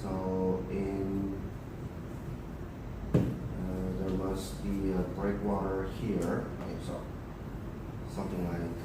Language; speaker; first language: English; early bilingual, other home language; Korean